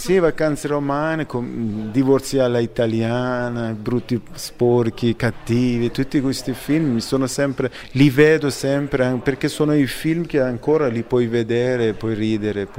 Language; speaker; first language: Italian; non-native, fluent; Persian